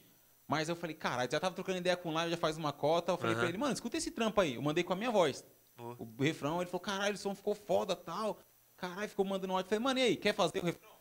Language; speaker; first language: Portuguese; native; Portuguese